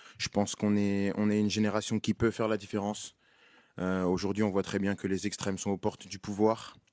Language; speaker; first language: French; native; French